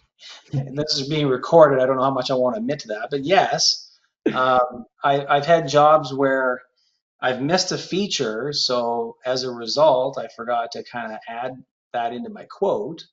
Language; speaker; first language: English; native; English